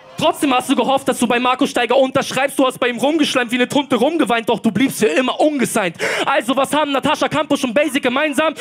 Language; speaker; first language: German; early bilingual, other home language; Polish